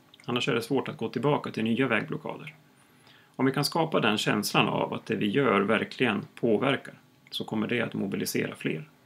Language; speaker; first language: Swedish; native; Swedish